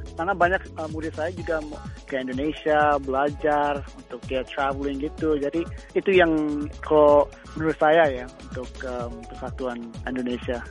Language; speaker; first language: Indonesian; early bilingual, heritage; Indonesian